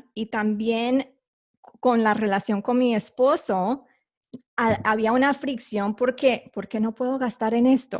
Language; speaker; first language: Spanish; early bilingual, heritage; Spanish